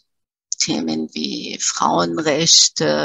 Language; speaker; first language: German; early bilingual, other home language; Persian